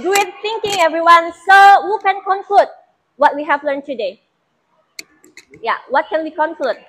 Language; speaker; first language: English; non-native, fluent; Indonesian